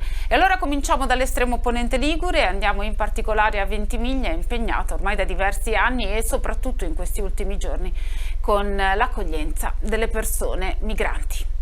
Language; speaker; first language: Italian; native; Italian